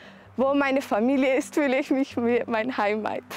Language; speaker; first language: German; non-native, fluent; Turkish